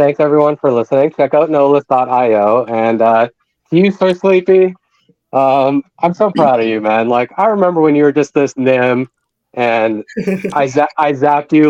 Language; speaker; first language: English; native; English